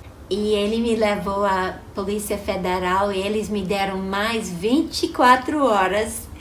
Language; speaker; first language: Portuguese; non-native, fluent; English